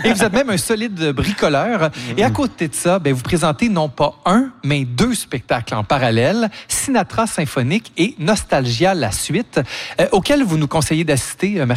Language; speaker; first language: French; native; French